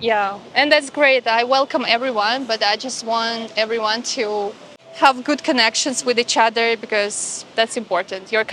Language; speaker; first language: English; non-native, fluent; Russian